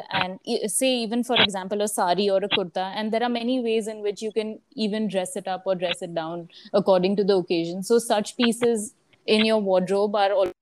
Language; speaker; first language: English; non-native, local second language; Gujarati